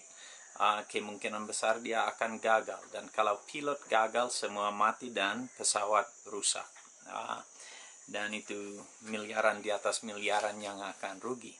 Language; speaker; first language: Indonesian; non-native, fluent; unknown